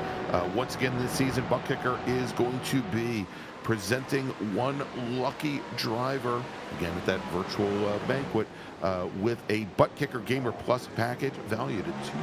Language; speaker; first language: English; native; English